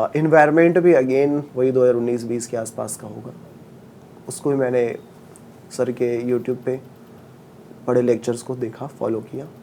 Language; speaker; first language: Hindi; non-native, local second language; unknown